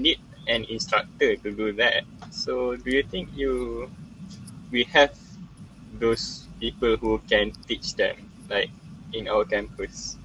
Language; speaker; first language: English; non-native, local second language; Malay